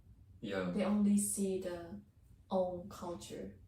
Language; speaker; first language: English; non-native, learner; Japanese